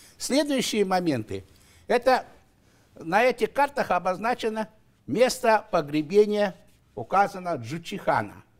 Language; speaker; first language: Russian; non-native, local second language; Kazakh